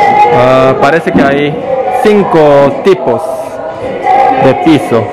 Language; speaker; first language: Spanish; non-native, fluent; Korean